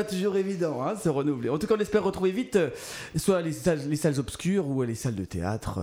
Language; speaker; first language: French; native; French